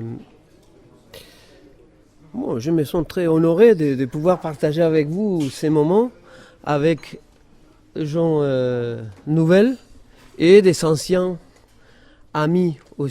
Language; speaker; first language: French; non-native, fluent; Spanish